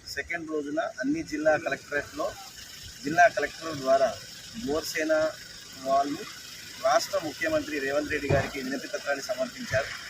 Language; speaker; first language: Telugu; non-native, local second language; Lambadi